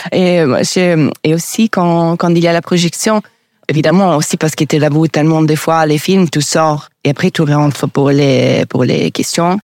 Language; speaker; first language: French; non-native, learner; Italian